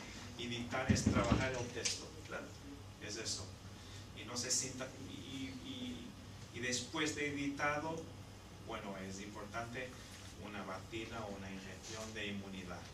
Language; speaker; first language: Spanish; non-native, fluent; Portuguese